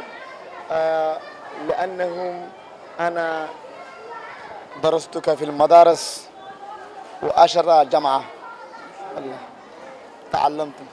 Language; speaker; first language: Arabic; non-native, learner; Rohingya